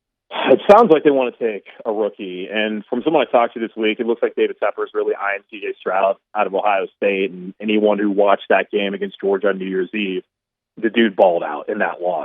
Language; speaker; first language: English; native; English